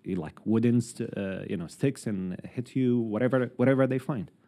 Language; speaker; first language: English; non-native, fluent; Arabic